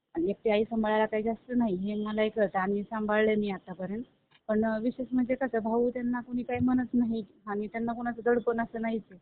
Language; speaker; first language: Marathi; native; Marathi